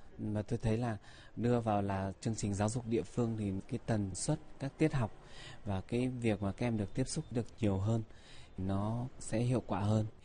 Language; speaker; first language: Vietnamese; non-native, local second language; Tày